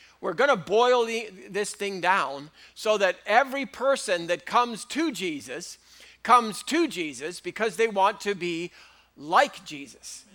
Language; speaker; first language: English; native; English